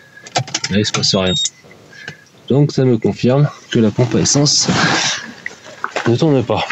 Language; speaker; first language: French; native; French